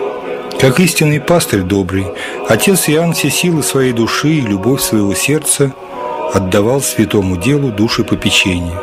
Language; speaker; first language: Russian; native; Russian